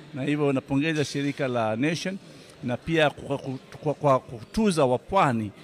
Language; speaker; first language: Swahili; native; Swahili